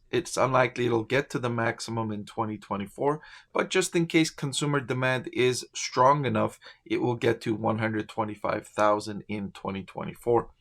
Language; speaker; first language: English; native; English